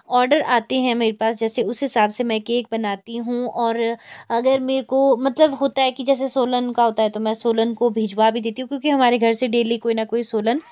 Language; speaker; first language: Hindi; native; Hindi